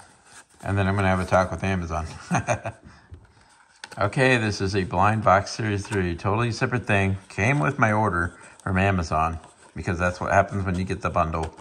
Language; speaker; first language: English; native; English